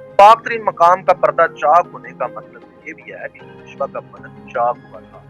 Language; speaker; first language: Urdu; non-native, local second language; Punjabi